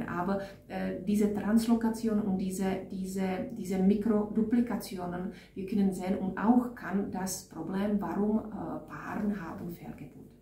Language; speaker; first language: German; non-native, fluent; Czech